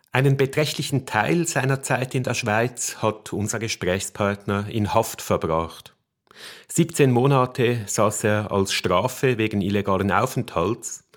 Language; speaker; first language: German; native; German